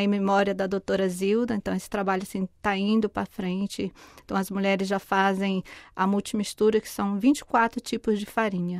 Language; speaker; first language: Portuguese; native; Portuguese